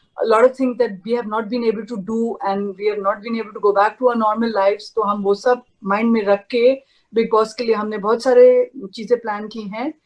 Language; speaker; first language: Hindi; native; Hindi